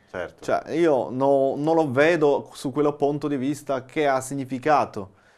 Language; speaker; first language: Italian; non-native, learner; Chinese